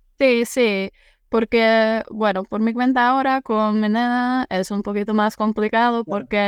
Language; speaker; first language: Spanish; non-native, fluent; Czech